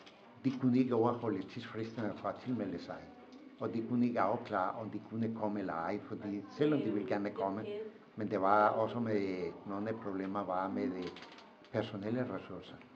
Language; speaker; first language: Danish; non-native, fluent; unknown